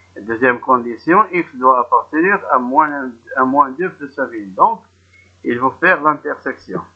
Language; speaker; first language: French; non-native, local second language; Arabic